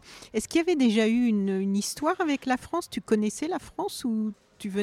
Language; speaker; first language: French; native; French